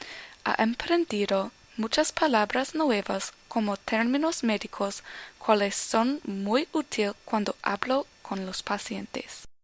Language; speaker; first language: Spanish; non-native, learner; English